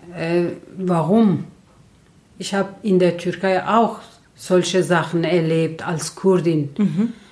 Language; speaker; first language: German; non-native, learner; Kurdish